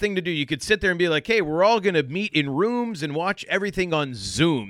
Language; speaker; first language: English; native; English